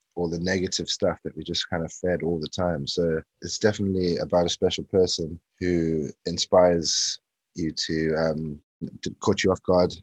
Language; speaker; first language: English; native; English